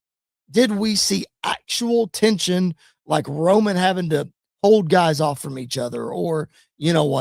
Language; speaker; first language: English; native; English